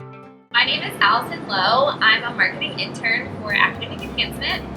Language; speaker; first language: English; native; English